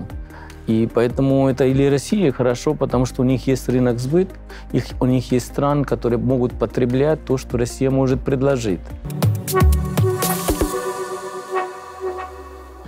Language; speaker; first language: Russian; non-native, fluent; Punjabi